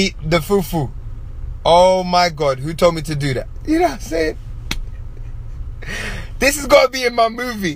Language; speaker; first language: English; native; English